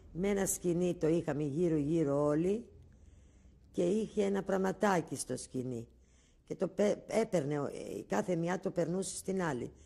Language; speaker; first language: Greek; non-native, local second language; Ladino